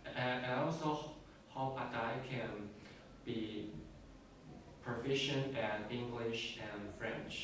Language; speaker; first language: English; non-native, learner; Chinese